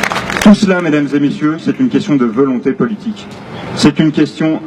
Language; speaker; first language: French; native; French